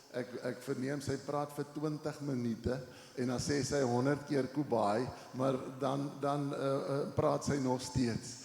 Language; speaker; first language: Afrikaans; native; Afrikaans